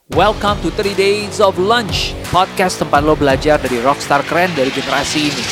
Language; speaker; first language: Indonesian; native; Indonesian